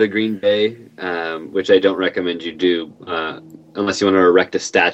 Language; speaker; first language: English; native; English